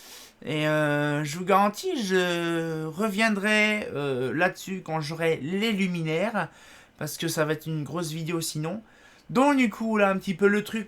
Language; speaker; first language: French; native; French